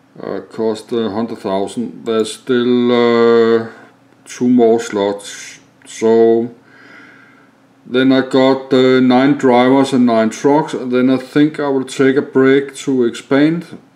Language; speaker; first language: English; non-native, learner; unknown